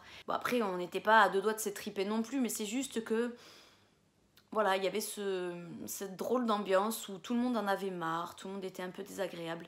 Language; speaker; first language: French; native; French